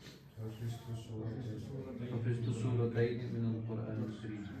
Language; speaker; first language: Arabic; non-native, learner; Urdu